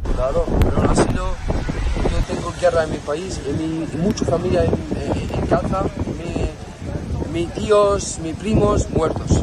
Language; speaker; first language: Spanish; non-native, learner; Arabic